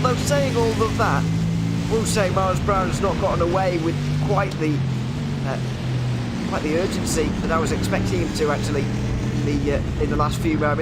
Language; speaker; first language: English; native; English